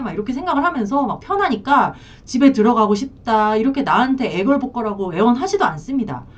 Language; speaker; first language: Korean; native; Korean